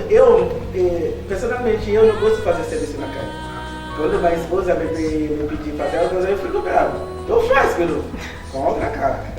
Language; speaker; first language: Portuguese; non-native, learner; Haitian Creole